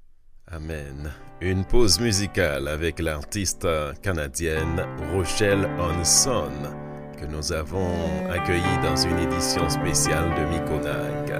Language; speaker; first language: French; native; French